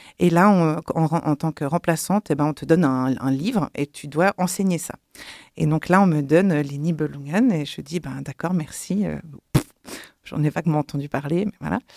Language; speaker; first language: French; non-native, local second language; German